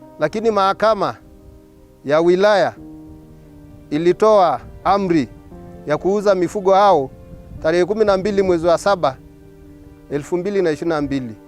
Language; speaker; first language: Swahili; non-native, local second language; Masai